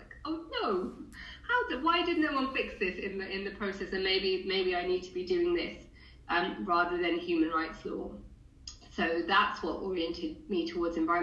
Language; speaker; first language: English; native; English